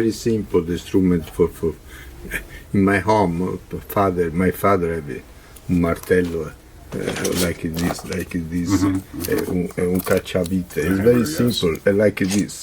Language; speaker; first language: English; non-native, learner; Italian